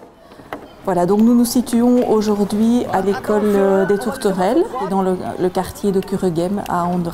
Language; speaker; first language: French; native; French